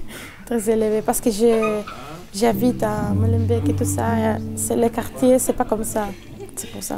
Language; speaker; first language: French; non-native, learner; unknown